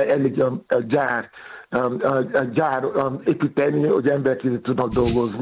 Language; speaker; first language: Hungarian; non-native, fluent; Yoruba